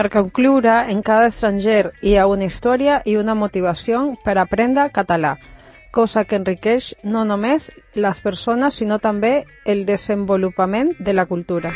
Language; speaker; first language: Catalan; non-native, learner; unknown